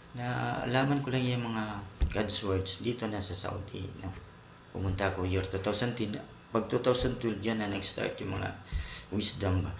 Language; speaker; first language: Filipino; non-native, local second language; Cebuano